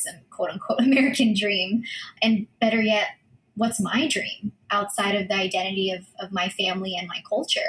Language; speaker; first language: English; early bilingual, other home language; Filipino